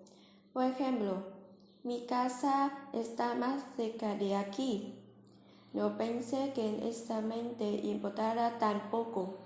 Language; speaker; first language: Spanish; non-native, learner; Vietnamese